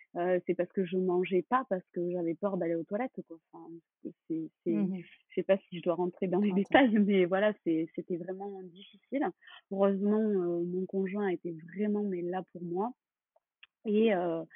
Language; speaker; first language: French; native; French